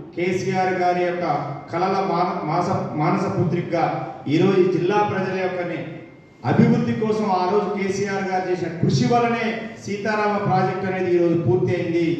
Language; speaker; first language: Telugu; native; Telugu